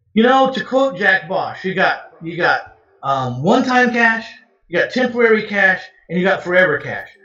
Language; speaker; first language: English; native; English